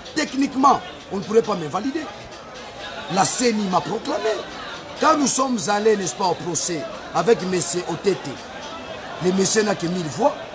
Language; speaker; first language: French; non-native, local second language; Lingala